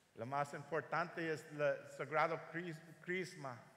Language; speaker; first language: Spanish; non-native, learner; English